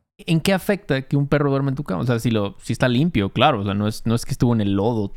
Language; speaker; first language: Spanish; native; Spanish